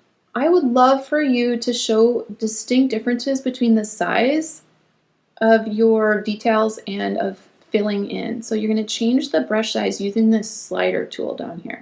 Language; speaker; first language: English; native; English